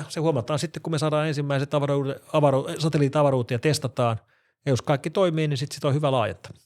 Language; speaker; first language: Finnish; native; Finnish